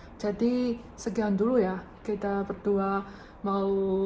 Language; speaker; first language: Indonesian; non-native, fluent; Chinese